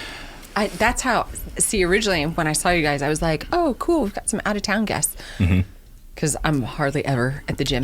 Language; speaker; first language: English; native; English